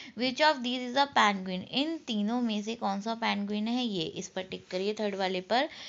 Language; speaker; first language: Hindi; native; Hindi